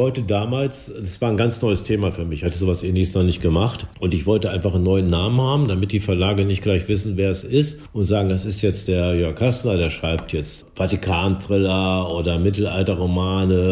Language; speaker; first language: German; native; German